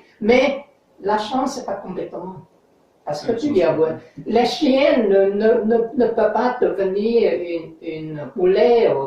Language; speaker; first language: French; non-native, learner; English